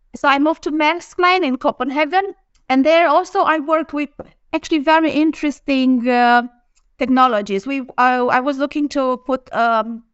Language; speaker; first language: English; non-native, fluent; Romanian